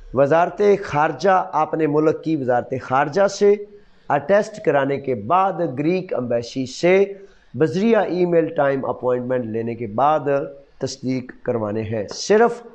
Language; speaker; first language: Urdu; non-native, local second language; Punjabi